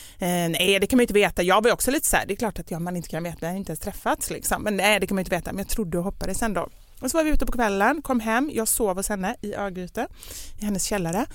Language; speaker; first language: Swedish; native; Swedish